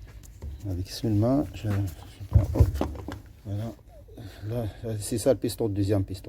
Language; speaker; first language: French; non-native, fluent; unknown